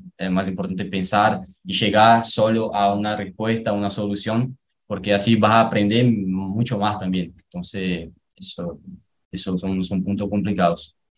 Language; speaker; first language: Spanish; non-native, fluent; Portuguese